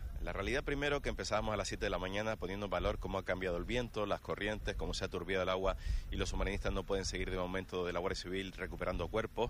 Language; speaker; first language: Spanish; native; Spanish